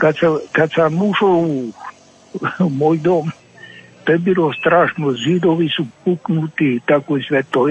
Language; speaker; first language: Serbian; early bilingual, heritage; Croatian